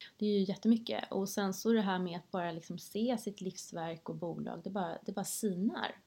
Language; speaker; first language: Swedish; native; Swedish